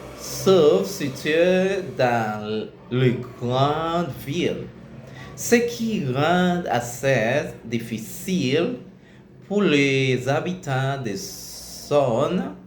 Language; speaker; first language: French; non-native, learner; Spanish